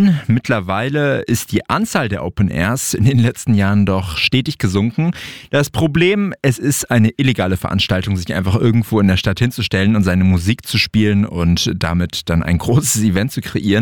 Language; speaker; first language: German; native; German